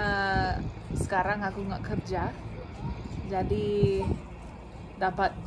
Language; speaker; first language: Indonesian; non-native, learner; English